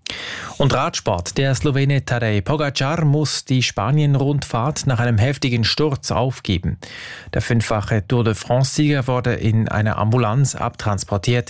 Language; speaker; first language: German; native; German